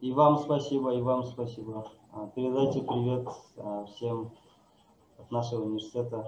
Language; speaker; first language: Russian; non-native, local second language; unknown